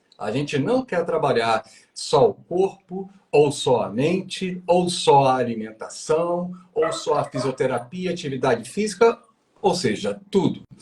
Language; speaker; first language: Portuguese; native; Portuguese